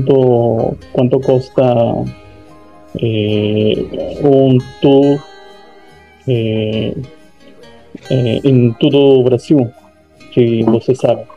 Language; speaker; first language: Portuguese; non-native, learner; Spanish